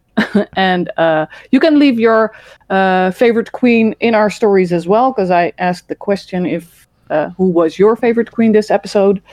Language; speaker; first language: English; early bilingual, other home language; Dutch